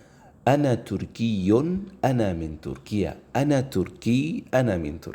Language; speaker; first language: Arabic; non-native, fluent; Indonesian